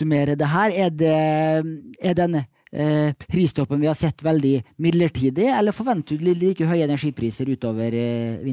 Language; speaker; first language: Norwegian; native; Norwegian